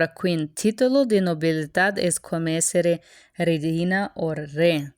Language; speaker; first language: Spanish; non-native, fluent; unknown